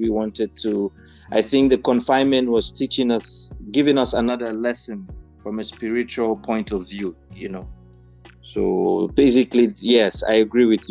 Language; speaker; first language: English; non-native, local second language; Fula